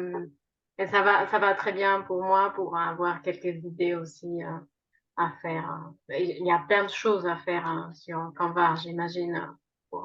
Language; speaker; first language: French; non-native, fluent; Spanish